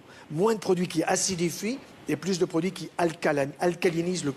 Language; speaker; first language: French; native; French